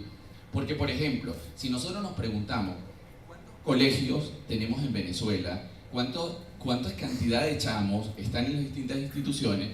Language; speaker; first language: Spanish; native; Spanish